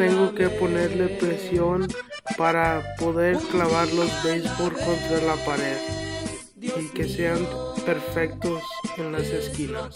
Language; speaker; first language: Spanish; non-native, learner; English